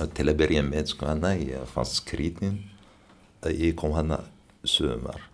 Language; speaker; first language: Icelandic; non-native, learner; Arabic